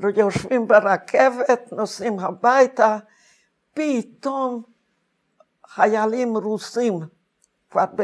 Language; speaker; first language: Hebrew; non-native, fluent; Hungarian